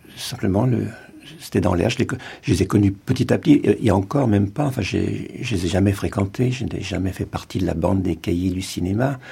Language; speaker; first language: French; native; French